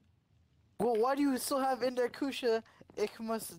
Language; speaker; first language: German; non-native, learner; English